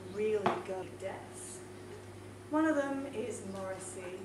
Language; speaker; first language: English; native; English